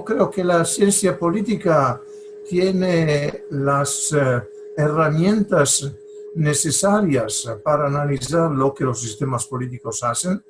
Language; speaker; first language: Spanish; non-native, fluent; Italian